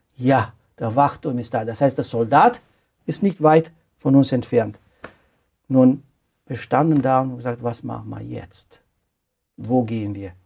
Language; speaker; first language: German; non-native, fluent; Romanian